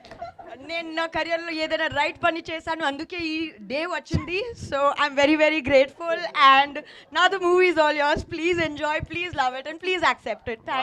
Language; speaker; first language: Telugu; non-native, learner; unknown